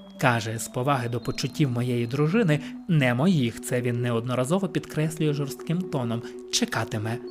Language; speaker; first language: Ukrainian; native; Ukrainian